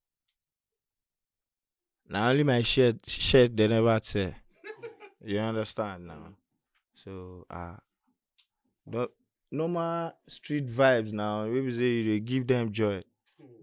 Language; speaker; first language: English; non-native, local second language; Yoruba